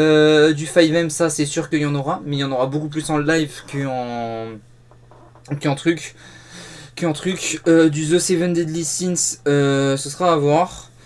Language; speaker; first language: French; native; French